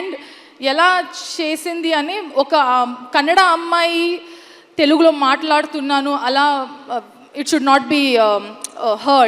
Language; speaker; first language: Telugu; non-native, learner; Kannada